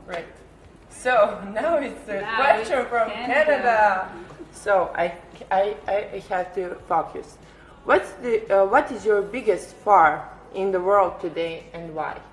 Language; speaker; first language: English; non-native, learner; Serbian